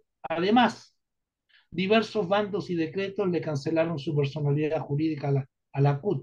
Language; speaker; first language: Spanish; native; Spanish